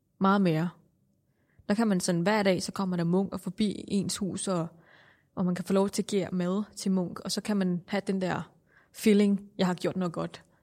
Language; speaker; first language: Danish; non-native, fluent; Thai